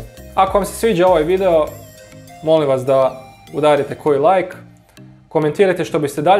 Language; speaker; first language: Croatian; native; Croatian